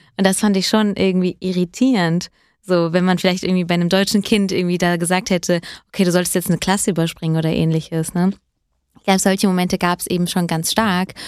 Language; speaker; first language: German; early bilingual, other home language; Italian